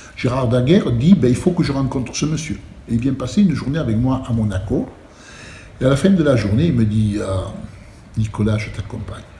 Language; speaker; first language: French; early bilingual, other home language; Italian